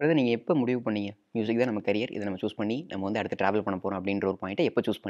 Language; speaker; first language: Tamil; native; Tamil